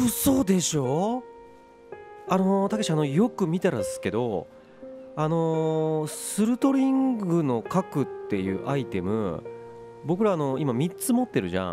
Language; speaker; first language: Japanese; native; Japanese